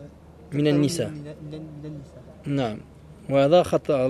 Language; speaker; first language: Arabic; non-native, fluent; French